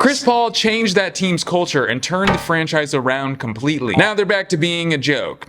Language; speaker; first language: English; native; English